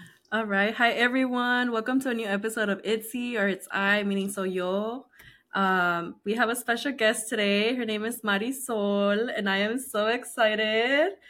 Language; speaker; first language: English; early bilingual, other home language; Spanish